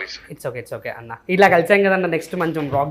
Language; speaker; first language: Telugu; native; Telugu